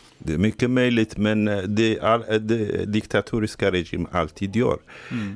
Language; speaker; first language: Swedish; non-native, fluent; Tigrinya